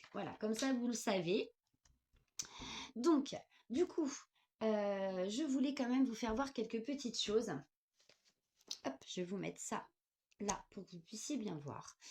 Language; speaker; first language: French; native; French